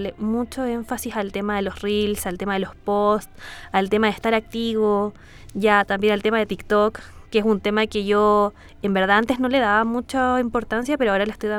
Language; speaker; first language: Spanish; native; Spanish